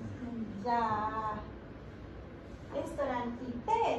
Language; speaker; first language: Japanese; non-native, learner; Spanish